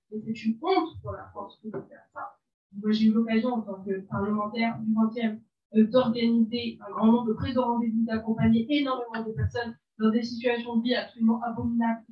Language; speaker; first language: French; non-native, local second language; Arabic